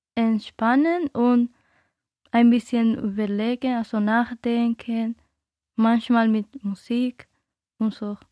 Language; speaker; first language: German; non-native, learner; Spanish